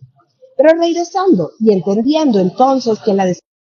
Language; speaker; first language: Spanish; native; Spanish